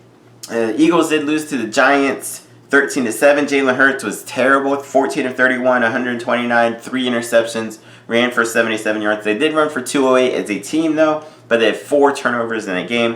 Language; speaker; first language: English; native; English